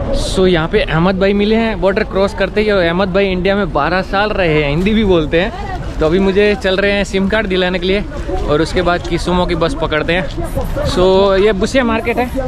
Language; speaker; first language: Hindi; native; Hindi